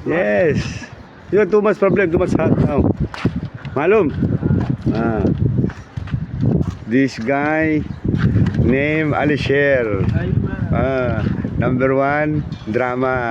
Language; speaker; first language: English; non-native, learner; Filipino